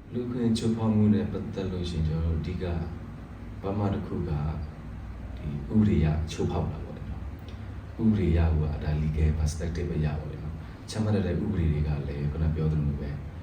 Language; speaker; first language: Burmese; non-native, local second language; Pa'o Karen